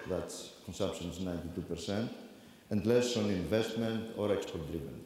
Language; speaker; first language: English; non-native, fluent; Greek